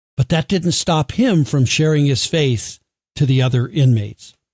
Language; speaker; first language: English; native; English